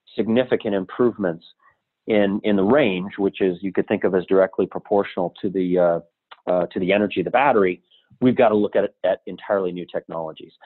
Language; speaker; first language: English; native; English